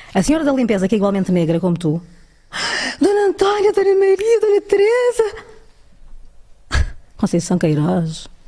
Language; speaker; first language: Portuguese; early bilingual, other home language; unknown